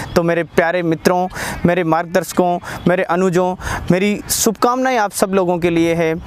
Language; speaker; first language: Hindi; native; Hindi